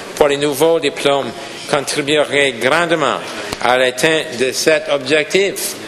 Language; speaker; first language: French; non-native, local second language; English